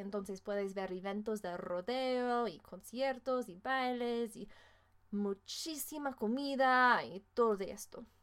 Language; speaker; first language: Spanish; non-native, fluent; English